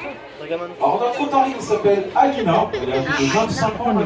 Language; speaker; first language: French; native; French